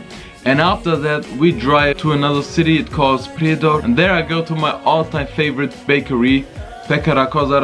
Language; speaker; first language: English; non-native, learner; Bosnian